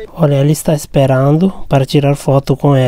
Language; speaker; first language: Portuguese; non-native, learner; Hindi